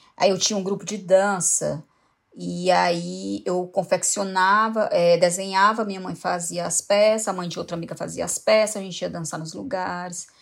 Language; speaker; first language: Portuguese; native; Portuguese